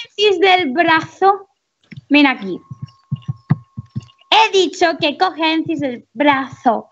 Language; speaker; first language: Spanish; native; Spanish